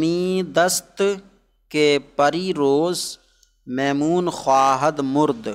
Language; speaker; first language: Persian; non-native, fluent; Urdu